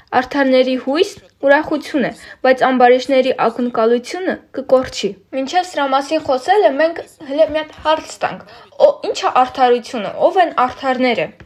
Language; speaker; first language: Armenian; non-native, local second language; Russian